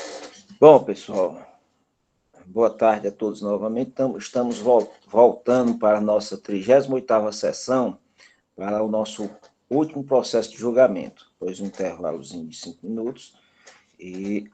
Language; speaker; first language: Portuguese; native; Portuguese